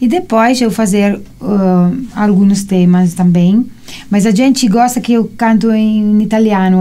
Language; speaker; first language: Portuguese; non-native, learner; Italian